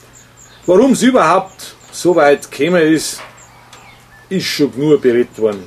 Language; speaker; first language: German; native; German